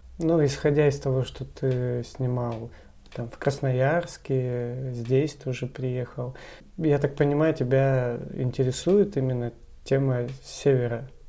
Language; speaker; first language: Russian; native; Russian